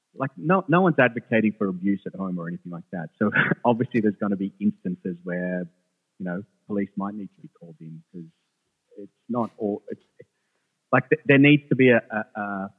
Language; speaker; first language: English; early bilingual, other home language; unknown